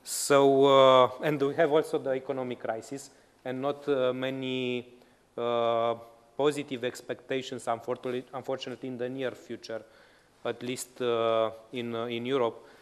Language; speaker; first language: English; non-native, fluent; Romanian